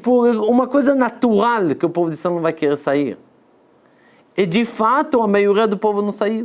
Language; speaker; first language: Portuguese; non-native, fluent; Hebrew